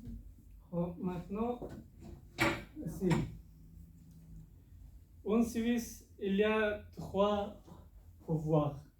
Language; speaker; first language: French; non-native, learner; Persian